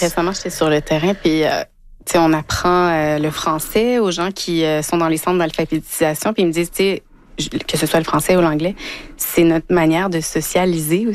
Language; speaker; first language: French; native; French